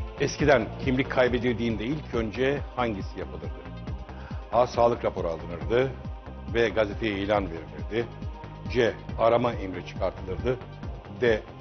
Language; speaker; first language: Turkish; native; Turkish